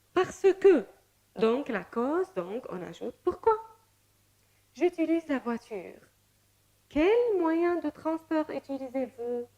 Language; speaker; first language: French; non-native, fluent; Arabic